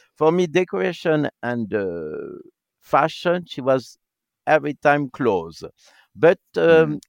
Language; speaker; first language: English; non-native, learner; French